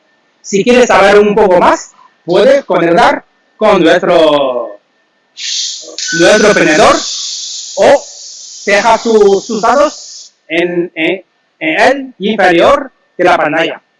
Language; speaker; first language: Spanish; non-native, learner; Chinese